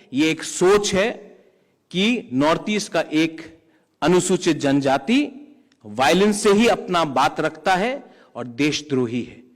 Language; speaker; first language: Hindi; non-native, local second language; Kok Borok